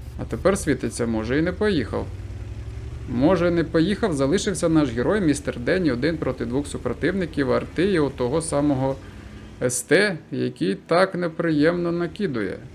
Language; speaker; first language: Ukrainian; non-native, local second language; Russian